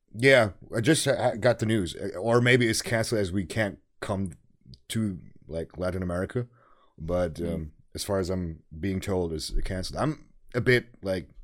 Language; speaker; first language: English; non-native, fluent; German